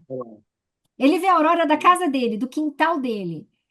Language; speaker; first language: Portuguese; native; Portuguese